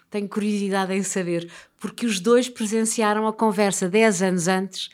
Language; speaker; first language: Portuguese; native; Portuguese